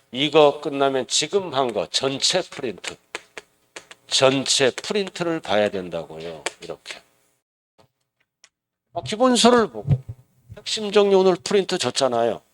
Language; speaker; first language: Korean; native; Korean